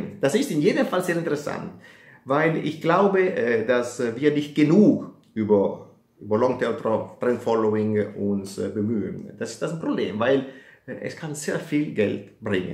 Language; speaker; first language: German; non-native, fluent; Italian